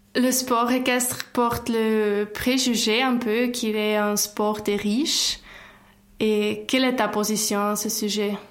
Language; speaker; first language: French; non-native, local second language; German